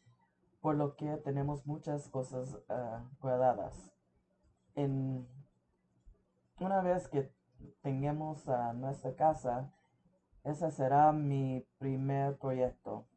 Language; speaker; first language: Spanish; early bilingual, heritage; English